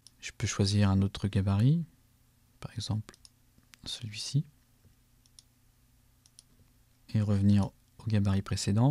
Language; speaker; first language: French; native; French